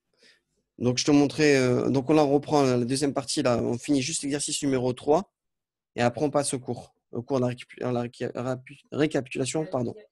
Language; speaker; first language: French; native; French